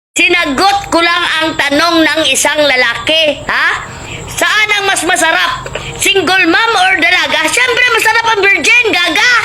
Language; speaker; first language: Filipino; non-native, local second language; Hiligaynon